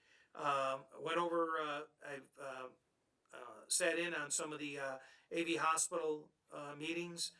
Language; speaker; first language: English; native; English